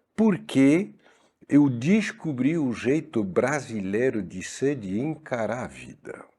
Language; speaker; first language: Portuguese; non-native, fluent; French